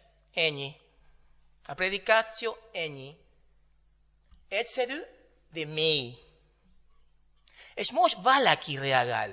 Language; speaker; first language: Hungarian; non-native, learner; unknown